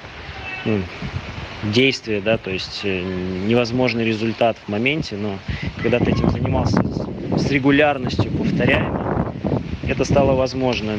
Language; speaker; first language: Russian; native; Russian